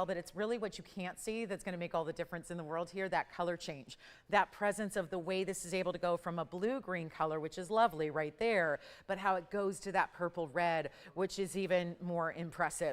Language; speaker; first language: English; native; English